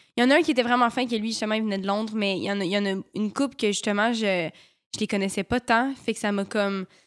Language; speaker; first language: French; native; French